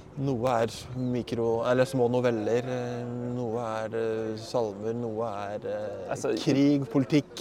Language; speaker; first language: Norwegian; native; Norwegian